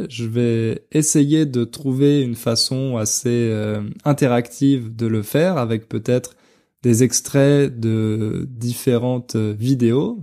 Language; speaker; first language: French; native; French